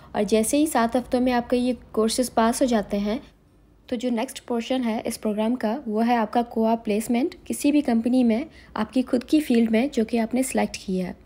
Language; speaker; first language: Hindi; native; Hindi